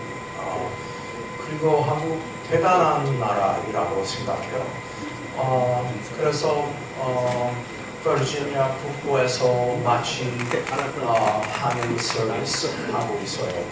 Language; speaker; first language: Korean; non-native, learner; English